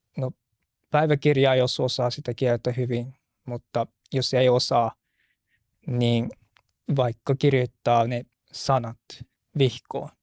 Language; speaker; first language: Finnish; non-native, fluent; Japanese